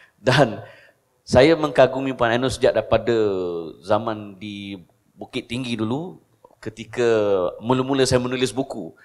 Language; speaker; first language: Malay; native; Malay